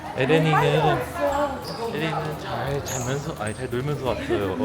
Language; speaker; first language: Korean; native; Korean